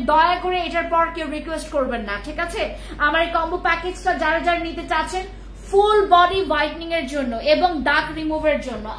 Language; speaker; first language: Bangla; non-native, local second language; Khasi